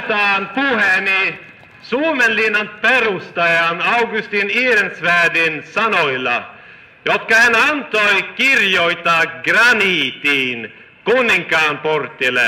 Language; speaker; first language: Finnish; non-native, fluent; Swedish